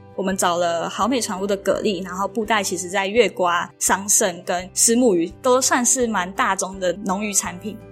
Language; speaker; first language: Chinese; native; Chinese